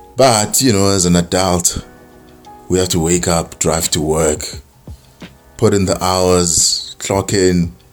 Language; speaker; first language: English; non-native, local second language; Zulu